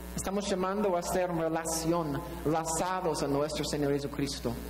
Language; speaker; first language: Spanish; non-native, fluent; English